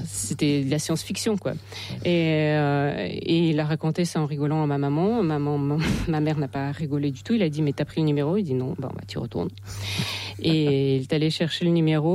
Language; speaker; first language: French; non-native, fluent; Ukrainian